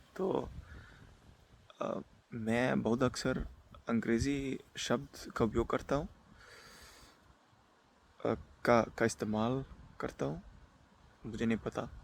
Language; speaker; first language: Hindi; non-native, learner; Dutch